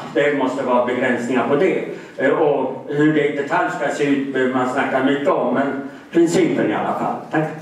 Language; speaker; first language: Swedish; native; Swedish